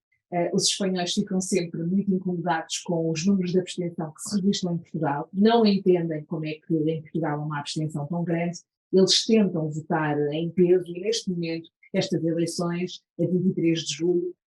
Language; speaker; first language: Portuguese; native; Portuguese